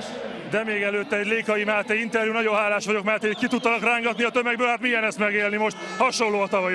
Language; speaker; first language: Hungarian; native; Hungarian